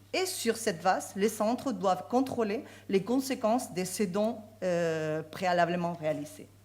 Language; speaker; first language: French; non-native, fluent; Spanish